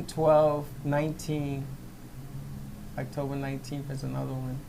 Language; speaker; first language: English; native; English